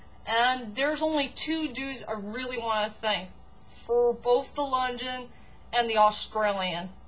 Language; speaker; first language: English; native; English